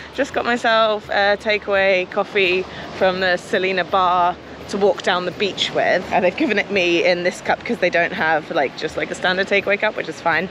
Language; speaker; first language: English; native; English